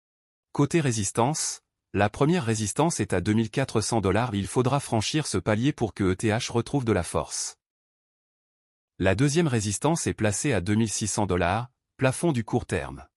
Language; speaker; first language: French; native; French